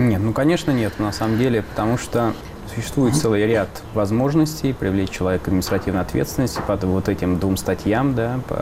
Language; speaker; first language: Russian; native; Russian